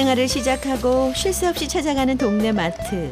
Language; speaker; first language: Korean; native; Korean